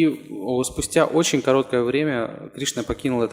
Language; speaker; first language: Russian; native; Russian